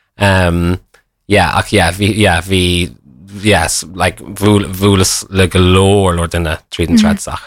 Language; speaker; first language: Irish; non-native, local second language; English